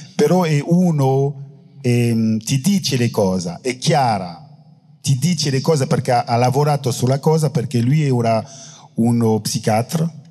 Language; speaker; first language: Italian; non-native, fluent; French